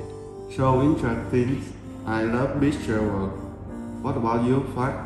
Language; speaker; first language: English; non-native, learner; Vietnamese